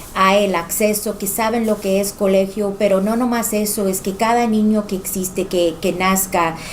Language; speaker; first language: Spanish; early bilingual, heritage; Spanish